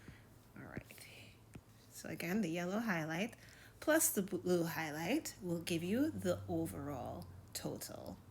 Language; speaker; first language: English; native; English